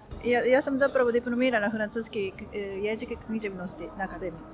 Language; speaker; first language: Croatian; non-native, learner; Japanese